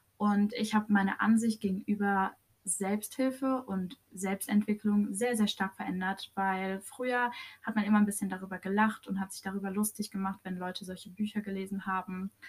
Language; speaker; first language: German; early bilingual, other home language; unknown